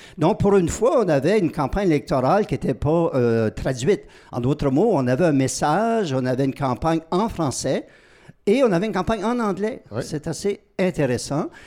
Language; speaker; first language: French; native; French